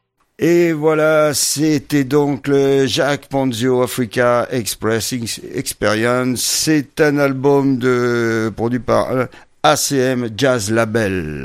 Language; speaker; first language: French; native; French